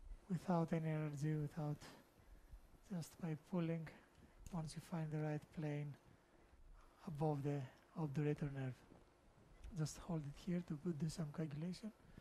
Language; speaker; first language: English; non-native, fluent; Greek